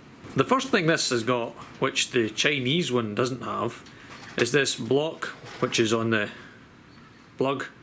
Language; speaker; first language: English; native; English